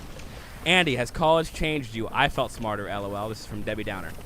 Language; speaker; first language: English; native; English